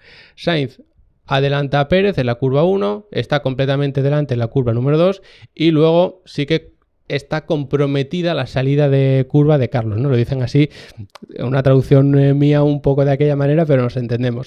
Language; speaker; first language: Spanish; native; Spanish